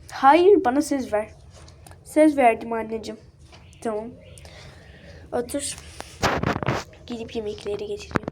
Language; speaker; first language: Turkish; early bilingual, other home language; Arabic